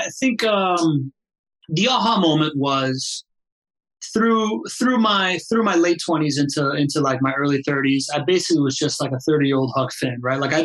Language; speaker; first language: English; early bilingual, other home language; Spanish